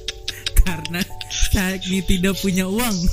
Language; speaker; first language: Indonesian; native; Indonesian